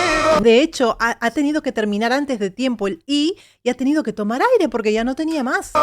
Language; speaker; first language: Spanish; native; Spanish